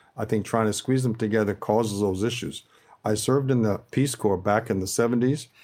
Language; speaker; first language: English; native; English